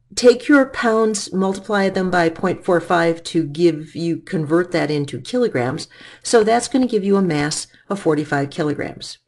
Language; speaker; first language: English; native; English